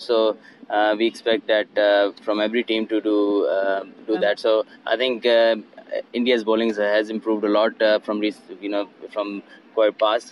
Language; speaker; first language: English; non-native, local second language; Hindi